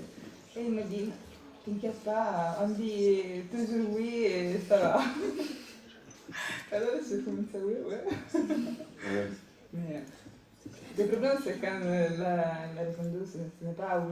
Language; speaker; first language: French; non-native, learner; Italian